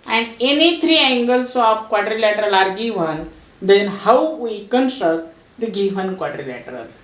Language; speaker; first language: English; non-native, local second language; Marathi